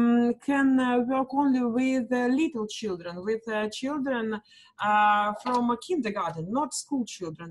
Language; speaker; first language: English; non-native, learner; Russian